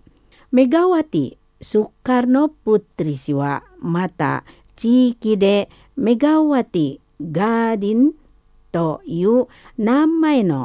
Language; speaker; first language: Japanese; non-native, learner; Indonesian